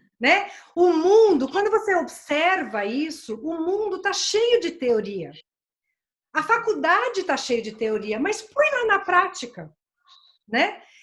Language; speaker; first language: Portuguese; native; Portuguese